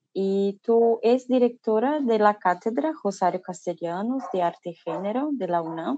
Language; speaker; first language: Spanish; non-native, learner; Portuguese